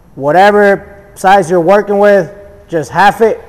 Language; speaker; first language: English; early bilingual, other home language; Spanish